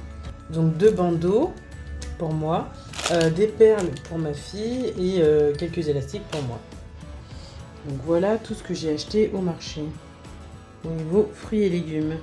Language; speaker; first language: French; native; French